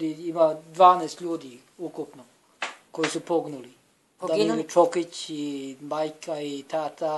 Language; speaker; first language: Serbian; non-native, learner; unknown